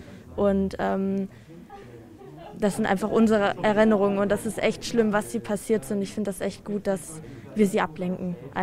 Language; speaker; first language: German; native; German